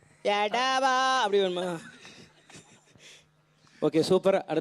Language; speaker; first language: Tamil; native; Tamil